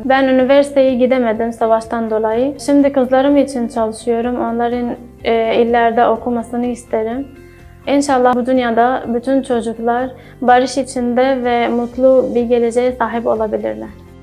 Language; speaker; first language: Turkish; non-native, fluent; Arabic